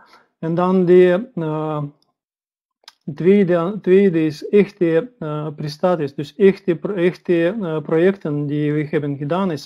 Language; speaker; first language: Dutch; non-native, learner; Russian